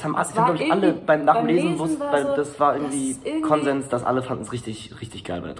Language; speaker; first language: German; native; German